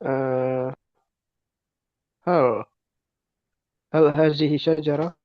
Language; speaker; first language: Arabic; non-native, learner; Indonesian